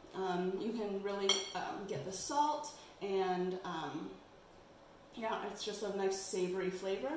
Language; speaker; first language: English; native; English